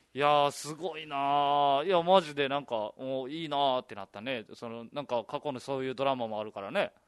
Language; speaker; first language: Japanese; native; Japanese